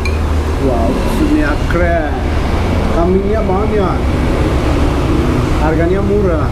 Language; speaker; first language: Indonesian; non-native, learner; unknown